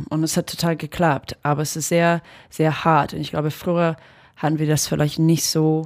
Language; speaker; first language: German; non-native, fluent; English